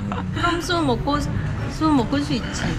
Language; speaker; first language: Korean; non-native, learner; Vietnamese